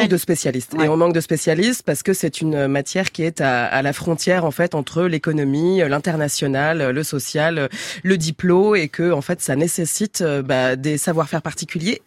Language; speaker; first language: French; native; French